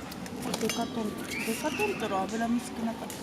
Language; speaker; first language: Japanese; native; Japanese